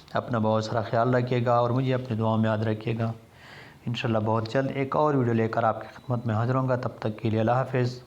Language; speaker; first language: Urdu; non-native, local second language; Pashto